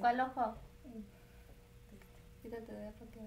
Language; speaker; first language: Spanish; native; Spanish